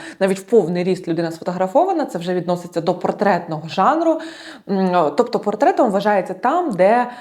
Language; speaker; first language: Ukrainian; non-native, local second language; Russian